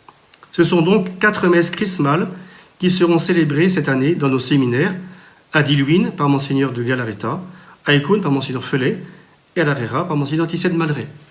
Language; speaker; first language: French; native; French